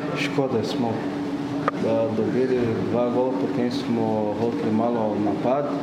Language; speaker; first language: Slovenian; non-native, fluent; Portuguese